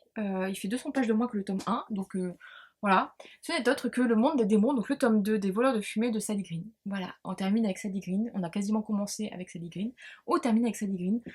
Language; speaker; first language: French; native; French